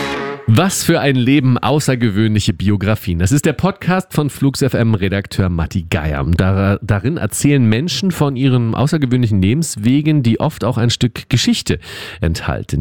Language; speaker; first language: German; native; German